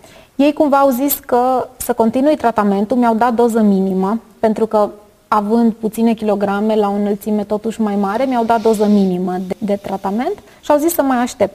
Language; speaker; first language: Romanian; native; Romanian